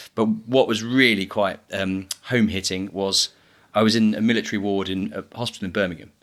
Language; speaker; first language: English; native; English